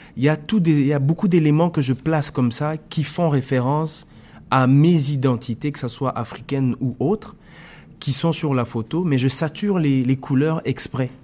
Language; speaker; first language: French; non-native, local second language; Lingala